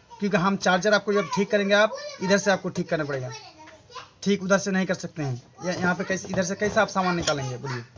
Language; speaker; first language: Hindi; non-native, local second language; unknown